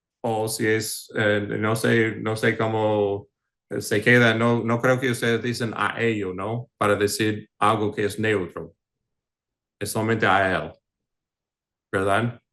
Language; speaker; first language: Spanish; early bilingual, heritage; English